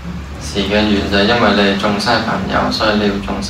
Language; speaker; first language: Chinese; non-native, fluent; Czech